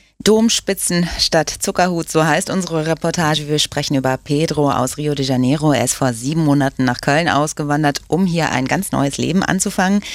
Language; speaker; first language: German; native; German